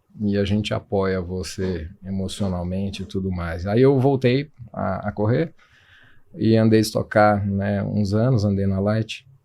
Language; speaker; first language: Portuguese; native; Portuguese